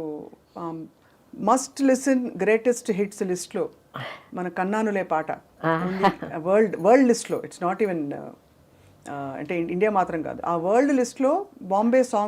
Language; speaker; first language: Telugu; native; Telugu